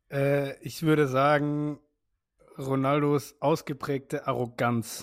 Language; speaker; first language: German; native; German